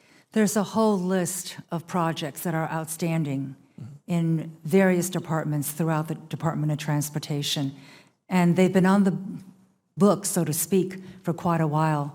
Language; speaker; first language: English; early bilingual, other home language; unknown